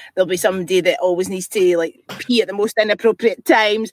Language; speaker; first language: English; native; English